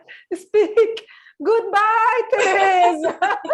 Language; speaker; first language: English; non-native, learner; Portuguese